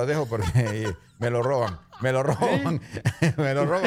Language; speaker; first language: Spanish; native; Spanish